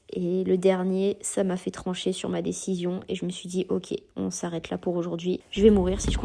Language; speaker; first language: French; native; French